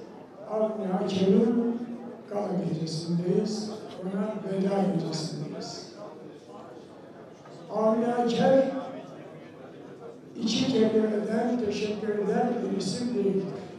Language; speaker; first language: Turkish; native; Turkish